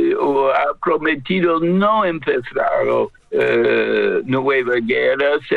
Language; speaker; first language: Spanish; non-native, fluent; English